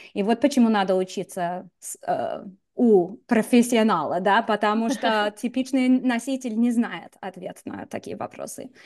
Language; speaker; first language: Russian; non-native, fluent; English